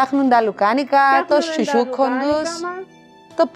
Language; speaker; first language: Greek; native; Greek